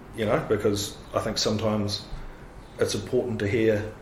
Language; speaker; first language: English; native; English